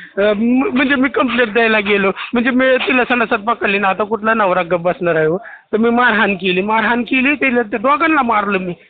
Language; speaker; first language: Marathi; native; Marathi